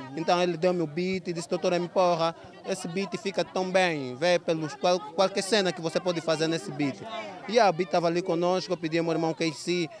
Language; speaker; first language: Portuguese; native; Portuguese